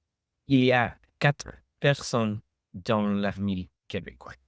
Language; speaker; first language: French; non-native, learner; English